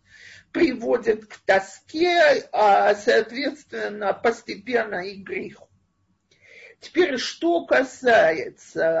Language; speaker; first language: Russian; native; Russian